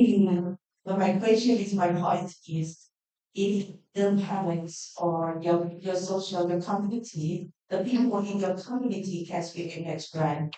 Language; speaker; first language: English; non-native, learner; Thai